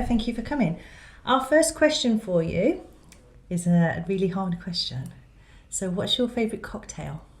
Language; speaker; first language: English; native; English